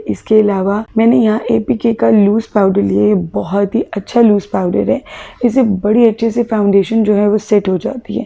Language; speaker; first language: Urdu; native; Urdu